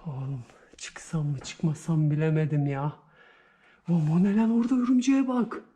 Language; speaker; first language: Turkish; early bilingual, heritage; Turkish